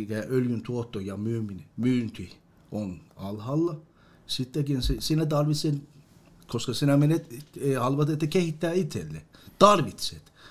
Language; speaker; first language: Finnish; non-native, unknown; Persian